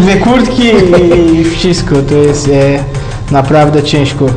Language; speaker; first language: Polish; non-native, learner; Portuguese